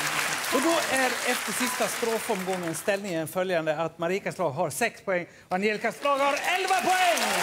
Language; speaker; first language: Swedish; native; Swedish